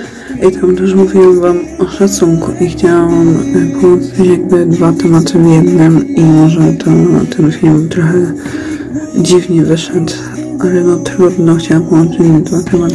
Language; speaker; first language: Polish; native; Polish